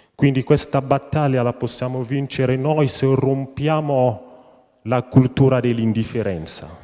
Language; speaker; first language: Italian; non-native, fluent; French